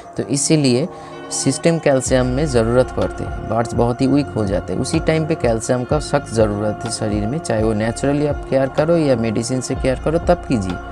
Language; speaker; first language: Hindi; non-native, local second language; Bangla